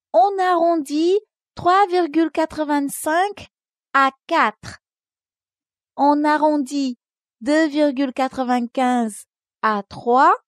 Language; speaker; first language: French; non-native, local second language; Wolof